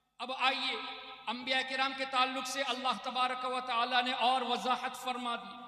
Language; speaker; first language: Urdu; non-native, fluent; Memoni